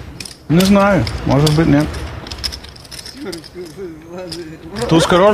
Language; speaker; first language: Russian; non-native, learner; Lithuanian